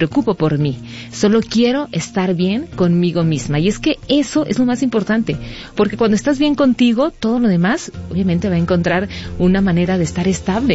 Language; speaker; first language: Spanish; native; Spanish